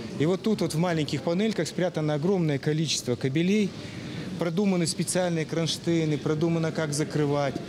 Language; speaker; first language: Russian; native; Russian